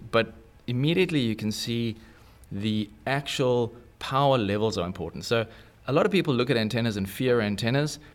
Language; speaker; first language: English; native; English